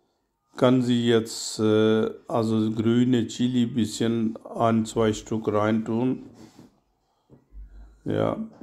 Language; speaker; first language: German; non-native, learner; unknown